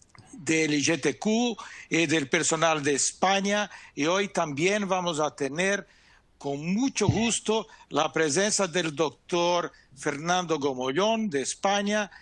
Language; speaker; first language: Spanish; non-native, fluent; Portuguese